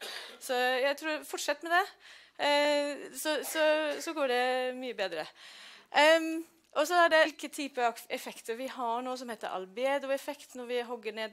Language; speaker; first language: Norwegian; non-native, fluent; English